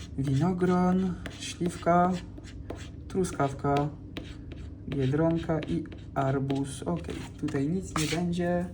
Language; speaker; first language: Polish; non-native, fluent; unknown